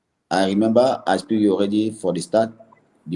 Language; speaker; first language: English; non-native, learner; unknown